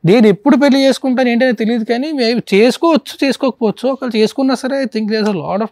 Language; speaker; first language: Telugu; native; Telugu